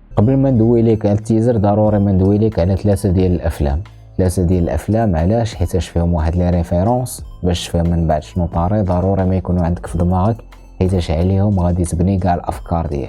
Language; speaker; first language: Arabic; native; Arabic